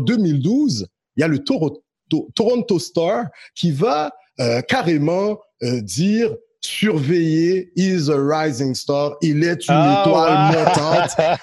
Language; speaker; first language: French; native; French